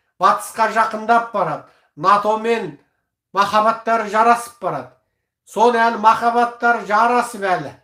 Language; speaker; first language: Kazakh; early bilingual, heritage; Kazakh